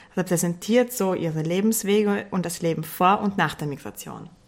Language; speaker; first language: German; early bilingual, other home language; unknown